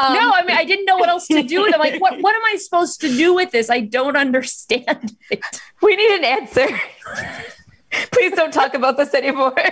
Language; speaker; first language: English; native; English